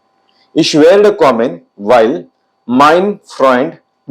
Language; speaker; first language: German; non-native, fluent; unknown